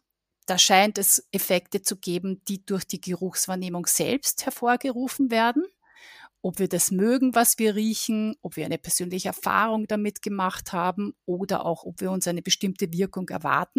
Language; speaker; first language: German; native; German